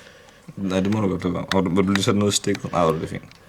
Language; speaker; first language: Danish; native; Danish